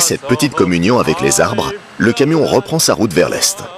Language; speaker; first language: French; native; French